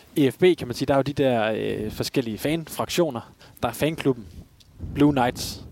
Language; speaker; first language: Danish; native; Danish